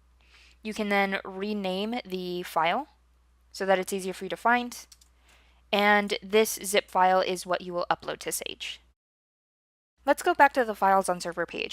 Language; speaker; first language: English; native; English